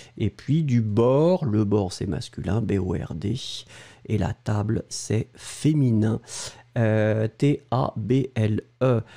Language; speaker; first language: French; native; French